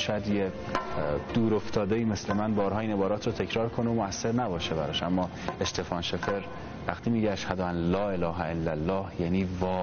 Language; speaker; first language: Persian; native; Persian